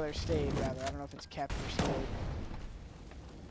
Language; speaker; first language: English; native; English